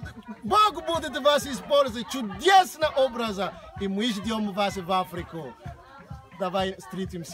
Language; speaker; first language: Russian; non-native, learner; Kinyarwanda